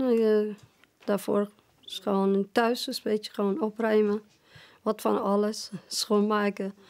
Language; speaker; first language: Dutch; non-native, fluent; Persian